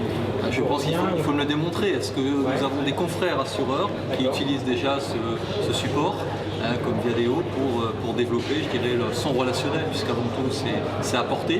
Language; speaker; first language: French; native; French